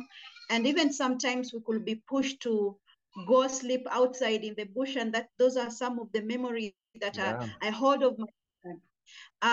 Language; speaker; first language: English; non-native, local second language; Luyia